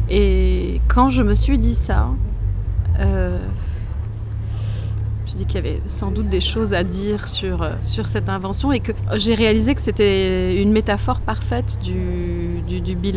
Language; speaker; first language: French; non-native, local second language; Arabic